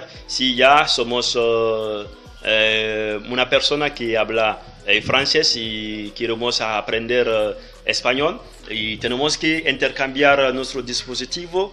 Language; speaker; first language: Spanish; non-native, learner; French